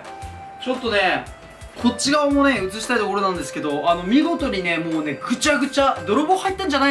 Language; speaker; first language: Japanese; native; Japanese